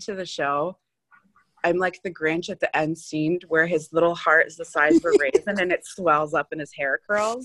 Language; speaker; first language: English; native; English